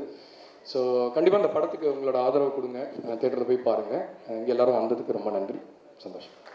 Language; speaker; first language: Tamil; native; Tamil